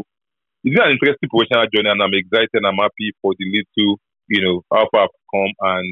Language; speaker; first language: English; non-native, local second language; Yoruba